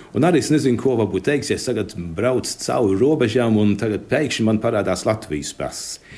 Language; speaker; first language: Latvian; early bilingual, heritage; Latvian